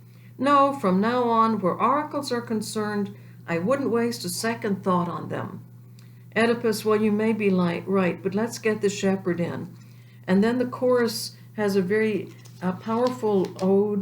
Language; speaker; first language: English; native; English